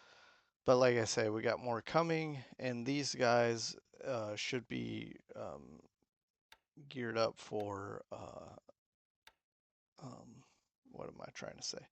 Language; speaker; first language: English; native; English